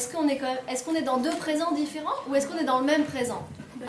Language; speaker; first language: French; native; French